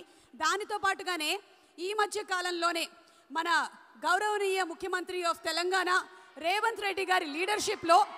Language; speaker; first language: Telugu; native; Telugu